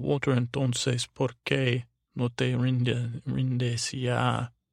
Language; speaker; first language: Spanish; non-native, learner; English